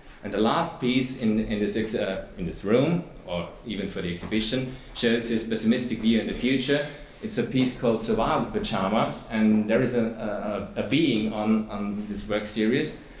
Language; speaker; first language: English; non-native, fluent; German